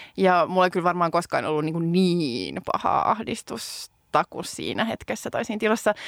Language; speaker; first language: Finnish; non-native, local second language; Swedish